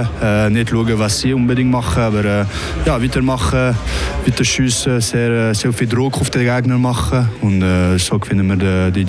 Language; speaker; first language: German; non-native, local second language; French